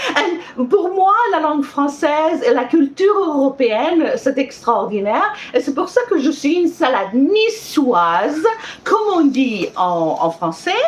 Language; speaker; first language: French; non-native, fluent; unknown